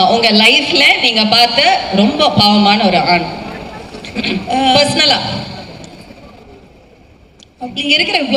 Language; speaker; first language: Tamil; native; Tamil